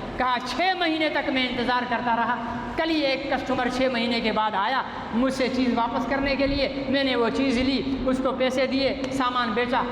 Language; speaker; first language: Urdu; non-native, local second language; Sindhi